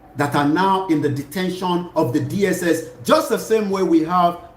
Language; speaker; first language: English; non-native, local second language; Yoruba